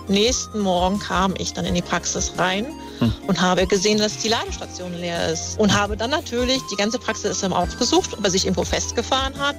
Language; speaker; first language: German; native; German